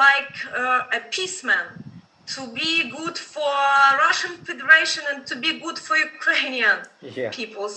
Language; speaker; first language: English; non-native, fluent; Ukrainian